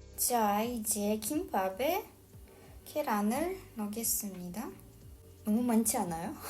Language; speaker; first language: Korean; non-native, fluent; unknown